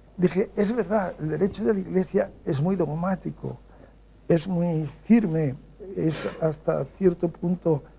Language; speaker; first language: Spanish; native; Spanish